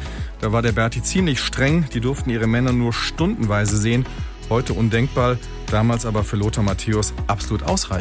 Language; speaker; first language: German; native; German